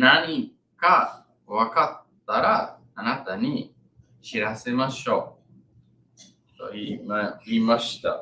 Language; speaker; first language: Japanese; non-native, learner; English